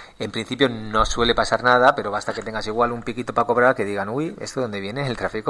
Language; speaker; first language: Spanish; native; Spanish